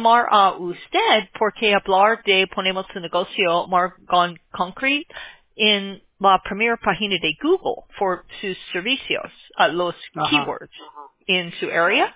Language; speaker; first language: Spanish; non-native, learner; English